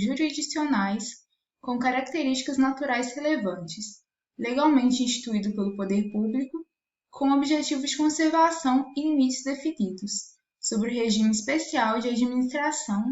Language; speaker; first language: Portuguese; native; Portuguese